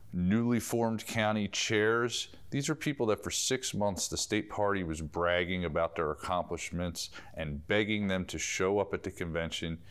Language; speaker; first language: English; native; English